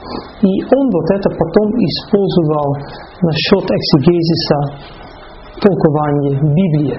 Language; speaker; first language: Russian; non-native, fluent; Dutch